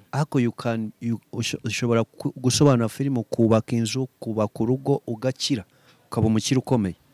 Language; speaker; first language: Kinyarwanda; early bilingual, heritage; Kinyarwanda